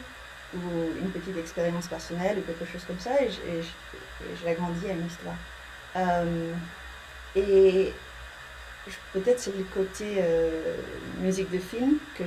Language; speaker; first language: French; early bilingual, heritage; English